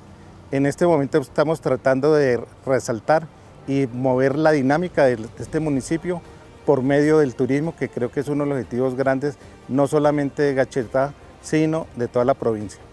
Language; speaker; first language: Spanish; native; Spanish